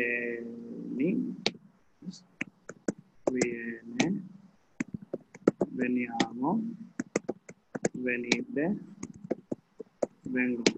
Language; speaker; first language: Italian; non-native, learner; Hindi